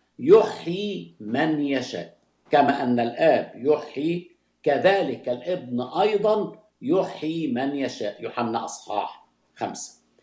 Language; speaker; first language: Arabic; native; Arabic